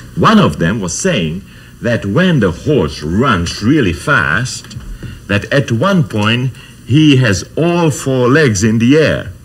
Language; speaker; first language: English; non-native, fluent; Czech